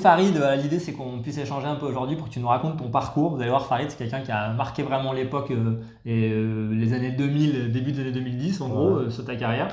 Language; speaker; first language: French; native; French